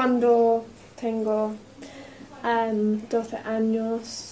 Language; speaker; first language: Spanish; non-native, learner; English